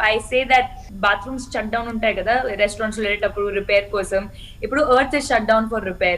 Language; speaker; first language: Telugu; non-native, local second language; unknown